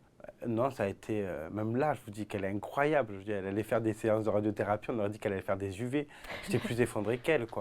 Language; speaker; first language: French; native; French